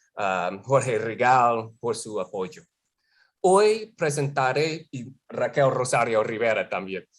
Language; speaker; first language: Spanish; non-native, fluent; English